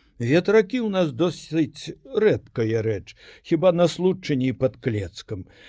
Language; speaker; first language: Belarusian; native; Belarusian